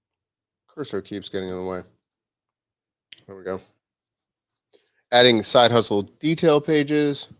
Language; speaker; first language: English; native; English